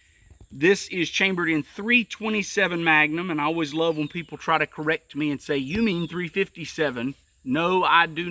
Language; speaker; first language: English; native; English